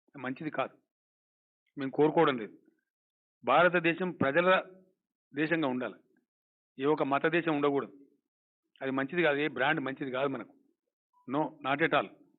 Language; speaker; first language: Telugu; native; Telugu